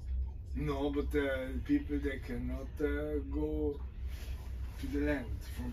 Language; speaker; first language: English; non-native, learner; German